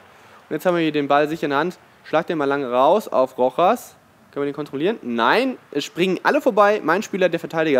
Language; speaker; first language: German; native; German